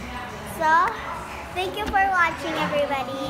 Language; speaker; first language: English; early bilingual, other home language; Indonesian